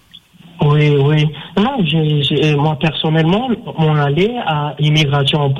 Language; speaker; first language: French; non-native, learner; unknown